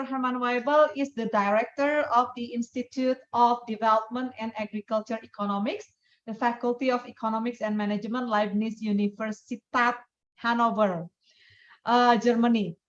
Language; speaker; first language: English; non-native, fluent; Indonesian